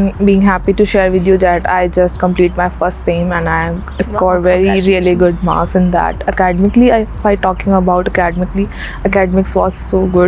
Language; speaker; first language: English; non-native, fluent; Hindi